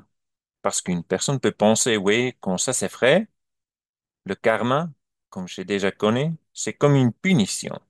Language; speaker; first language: French; non-native, learner; German